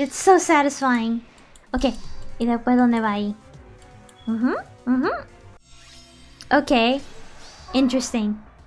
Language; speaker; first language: Spanish; early bilingual, heritage; Spanish